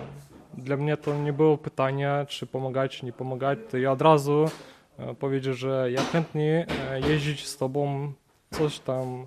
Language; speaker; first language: Polish; non-native, learner; Ukrainian